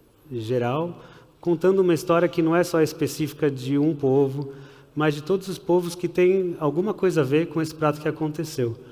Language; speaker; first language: Portuguese; early bilingual, heritage; Portuguese